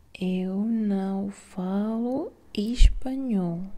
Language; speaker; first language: Portuguese; non-native, learner; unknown